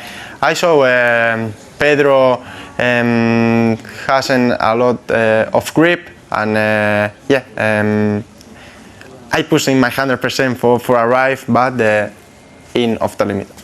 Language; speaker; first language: English; non-native, fluent; Spanish